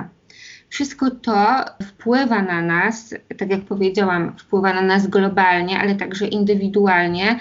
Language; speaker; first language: Polish; native; Polish